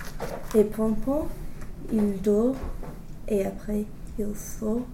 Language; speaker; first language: French; non-native, learner; English